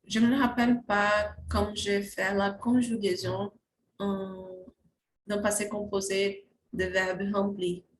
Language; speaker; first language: French; non-native, learner; Portuguese